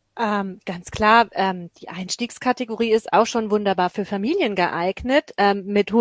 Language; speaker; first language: German; native; German